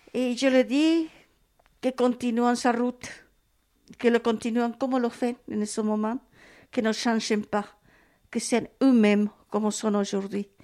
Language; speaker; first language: French; non-native, learner; Spanish